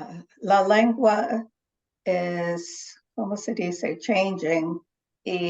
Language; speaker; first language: Spanish; non-native, learner; English